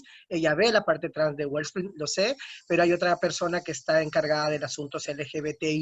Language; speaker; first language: Spanish; native; Spanish